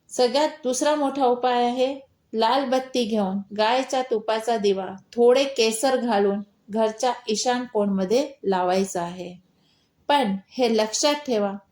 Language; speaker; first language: Marathi; non-native, local second language; Hindi